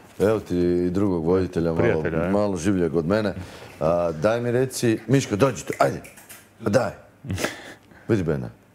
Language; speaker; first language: Croatian; native; Croatian